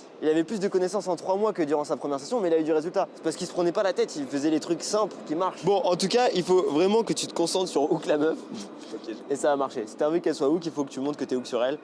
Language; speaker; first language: French; native; French